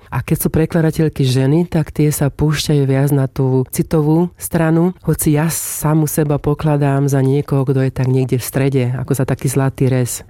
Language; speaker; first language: Slovak; native; Slovak